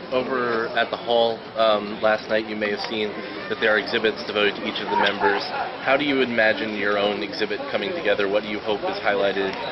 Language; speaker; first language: English; native; English